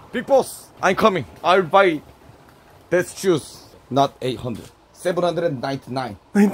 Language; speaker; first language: English; non-native, learner; Korean